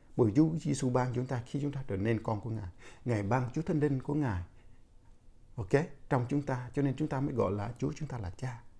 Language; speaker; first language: Vietnamese; non-native, local second language; Jarai